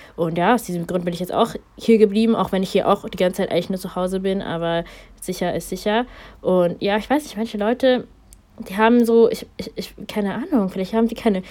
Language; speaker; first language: German; early bilingual, other home language; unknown